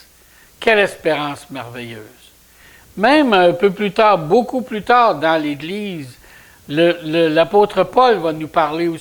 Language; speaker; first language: French; native; French